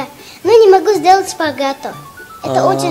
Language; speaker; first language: Russian; non-native, local second language; Tajik